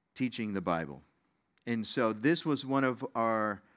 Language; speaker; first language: English; native; English